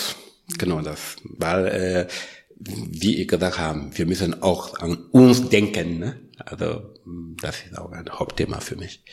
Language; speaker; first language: German; non-native, learner; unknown